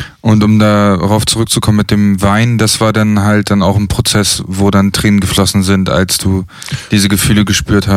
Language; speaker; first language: German; native; German